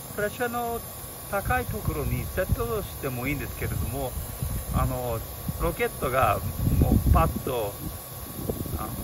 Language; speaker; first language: Japanese; non-native, fluent; English